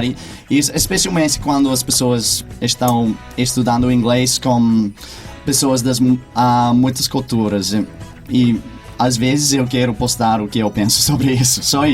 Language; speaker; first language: Portuguese; non-native, fluent; English